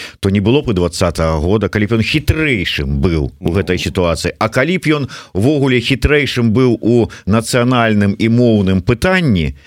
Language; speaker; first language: Belarusian; native; Belarusian